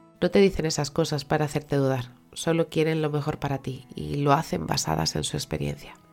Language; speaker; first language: Spanish; native; Spanish